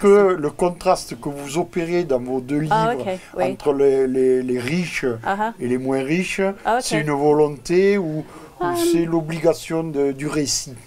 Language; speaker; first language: French; native; French